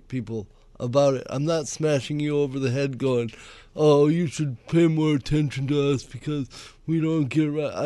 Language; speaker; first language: English; native; English